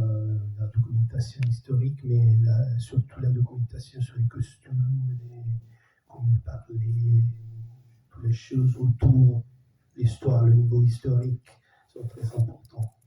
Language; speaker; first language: French; non-native, fluent; Italian